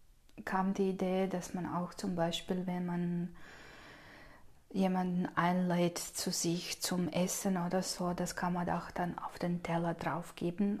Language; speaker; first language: German; non-native, fluent; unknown